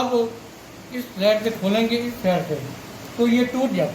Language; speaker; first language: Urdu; non-native, local second language; Punjabi